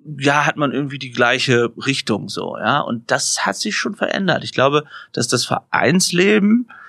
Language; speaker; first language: German; native; German